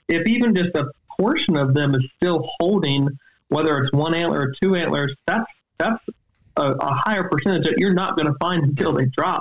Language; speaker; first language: English; native; English